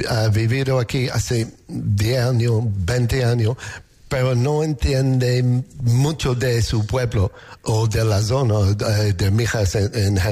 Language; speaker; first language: Spanish; non-native, learner; English